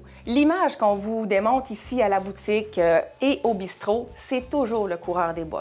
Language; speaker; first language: French; native; French